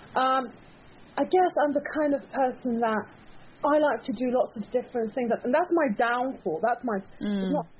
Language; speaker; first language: English; early bilingual, other home language; Persian